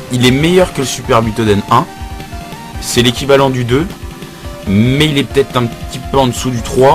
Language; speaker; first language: French; native; French